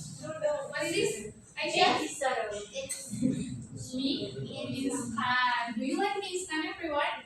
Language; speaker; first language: English; non-native, learner; Indonesian